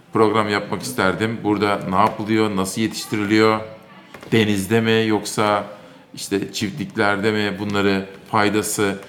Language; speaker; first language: Turkish; native; Turkish